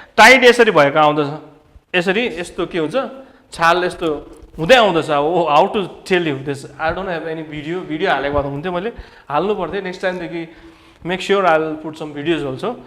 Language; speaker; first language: Nepali; native; Nepali